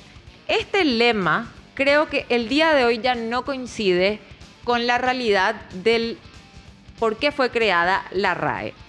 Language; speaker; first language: Spanish; native; Spanish